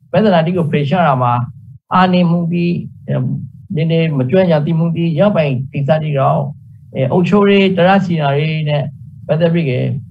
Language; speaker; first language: Burmese; native; Burmese